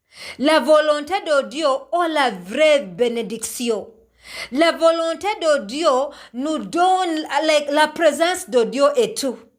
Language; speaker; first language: French; non-native, learner; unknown